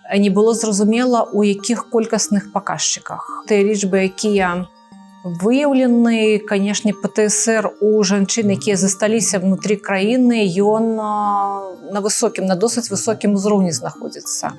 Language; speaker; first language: Belarusian; non-native, local second language; Russian